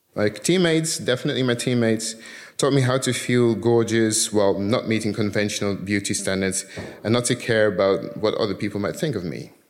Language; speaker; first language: English; early bilingual, other home language; Dutch